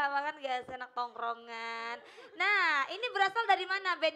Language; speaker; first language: Indonesian; native; Indonesian